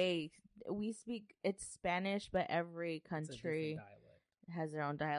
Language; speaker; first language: English; early bilingual, other home language; Spanish